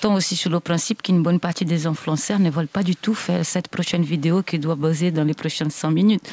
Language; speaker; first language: French; non-native, fluent; Portuguese